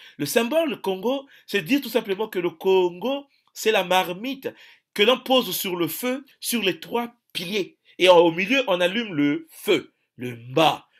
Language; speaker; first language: French; non-native, local second language; Kongo